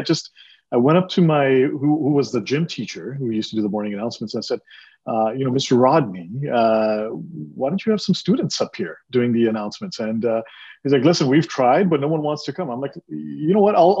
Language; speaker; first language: English; early bilingual, other home language; Punjabi